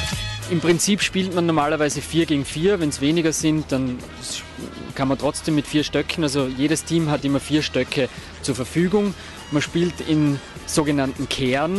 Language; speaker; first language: German; native; German